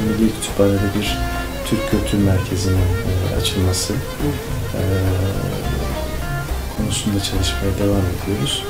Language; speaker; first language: Turkish; native; Turkish